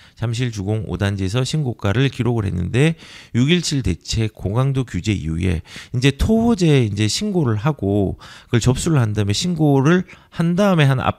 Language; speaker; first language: Korean; native; Korean